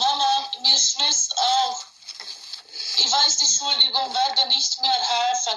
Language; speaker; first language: German; non-native, learner; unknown